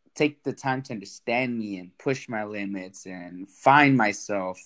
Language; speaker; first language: English; early bilingual, other home language; Spanish